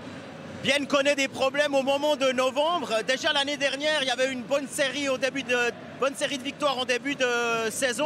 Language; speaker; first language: French; native; French